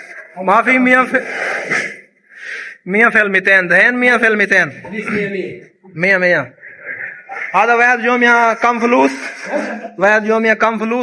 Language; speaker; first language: Arabic; non-native, learner; Urdu